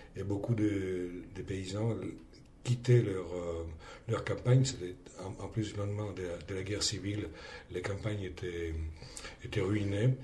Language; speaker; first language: French; non-native, fluent; Greek